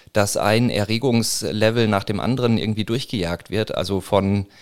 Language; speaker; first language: German; native; German